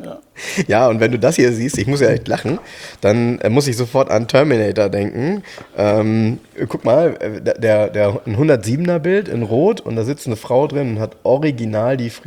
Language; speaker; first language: German; native; German